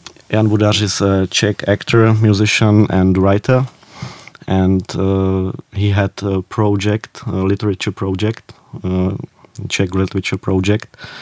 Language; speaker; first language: English; non-native, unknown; Czech